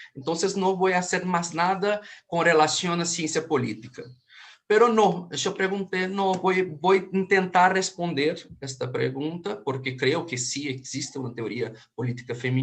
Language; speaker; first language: Spanish; non-native, fluent; Portuguese